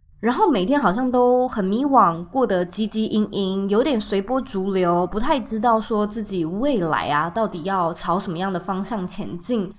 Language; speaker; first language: Chinese; native; Chinese